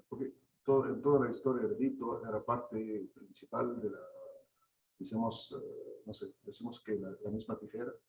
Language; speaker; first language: Spanish; non-native, fluent; Arabic